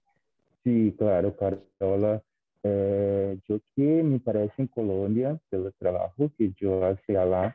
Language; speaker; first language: Spanish; non-native, fluent; Portuguese